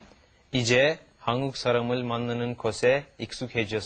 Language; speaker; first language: Korean; non-native, learner; Turkish